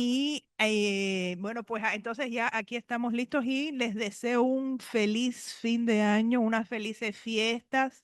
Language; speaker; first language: Spanish; native; Spanish